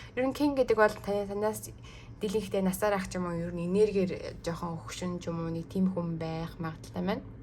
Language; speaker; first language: Mongolian; early bilingual, heritage; Mongolian